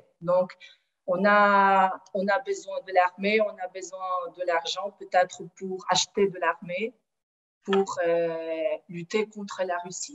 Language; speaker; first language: French; non-native, fluent; Ukrainian